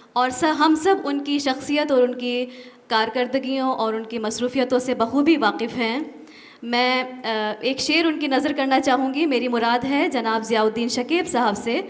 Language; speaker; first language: Urdu; native; Urdu